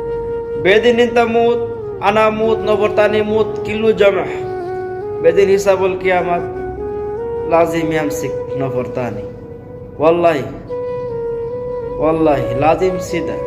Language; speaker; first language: Arabic; non-native, learner; Bangla